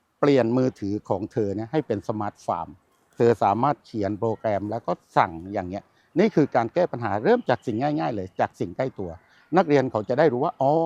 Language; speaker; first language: Thai; native; Thai